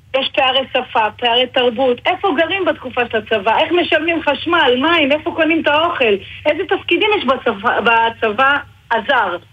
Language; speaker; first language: Hebrew; native; Hebrew